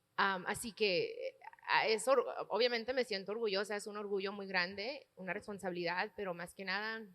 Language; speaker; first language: Spanish; early bilingual, heritage; Spanish